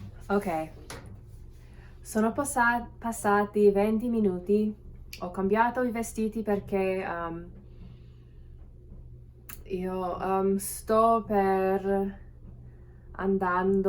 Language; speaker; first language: Italian; non-native, learner; English